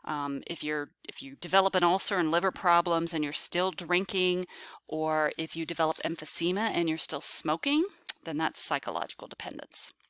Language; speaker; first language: English; native; English